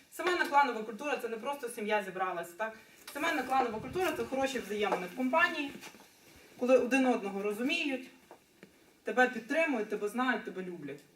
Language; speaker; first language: Ukrainian; native; Ukrainian